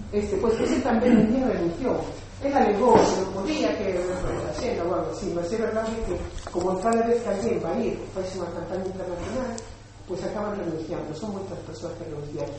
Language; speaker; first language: Galician; non-native, local second language; Spanish